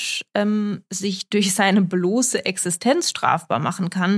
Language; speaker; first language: German; early bilingual, other home language; Russian